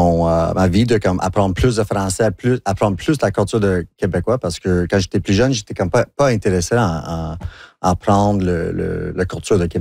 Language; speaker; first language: French; non-native, local second language; English